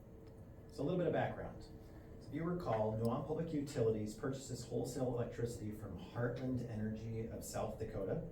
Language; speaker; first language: English; native; English